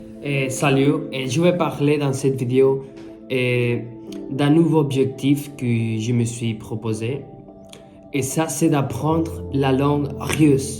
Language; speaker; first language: French; non-native, fluent; Spanish